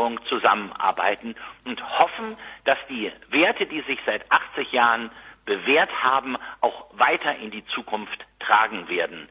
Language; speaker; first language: German; native; German